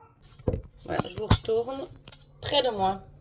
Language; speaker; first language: French; native; French